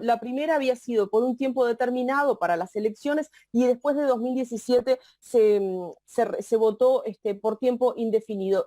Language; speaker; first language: Spanish; native; Spanish